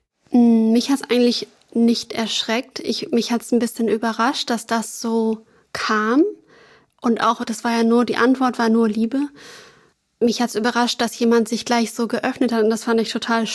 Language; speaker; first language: German; native; German